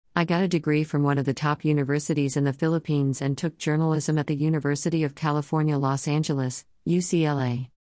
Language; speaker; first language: English; non-native, local second language; Surigaonon